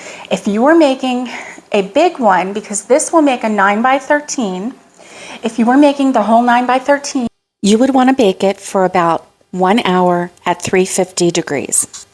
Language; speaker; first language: English; native; English